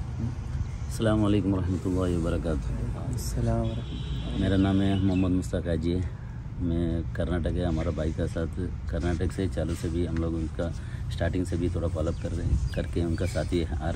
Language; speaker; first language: Hindi; non-native, local second language; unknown